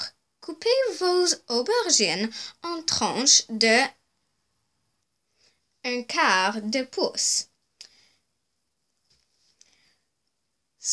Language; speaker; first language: French; non-native, local second language; English